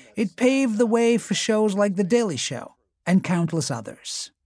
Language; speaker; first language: English; native; English